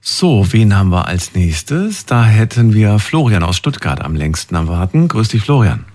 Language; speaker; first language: German; native; German